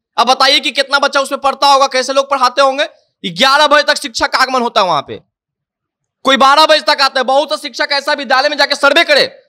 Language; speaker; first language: Hindi; native; Hindi